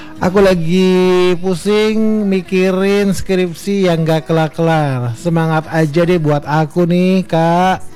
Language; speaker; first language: Indonesian; native; Indonesian